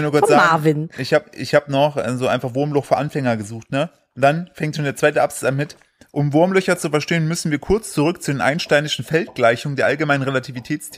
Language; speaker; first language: German; native; German